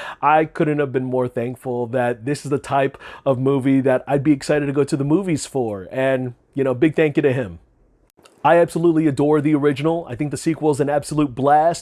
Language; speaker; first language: English; native; English